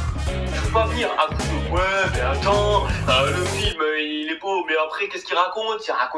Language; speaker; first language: French; native; French